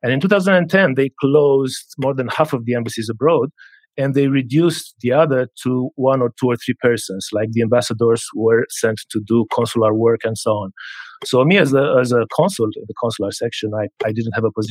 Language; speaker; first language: English; non-native, fluent; Romanian